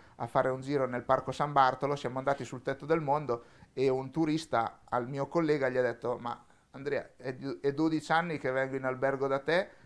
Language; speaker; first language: Italian; native; Italian